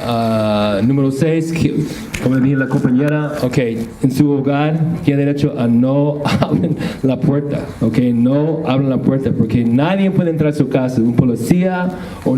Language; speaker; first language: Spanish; non-native, fluent; English